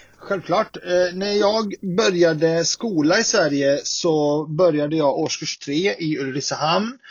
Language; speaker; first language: Swedish; early bilingual, other home language; Arabic